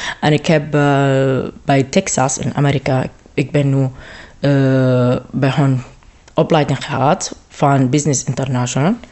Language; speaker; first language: Dutch; non-native, learner; Arabic